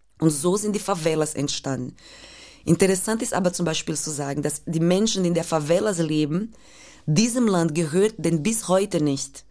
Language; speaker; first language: German; non-native, fluent; Portuguese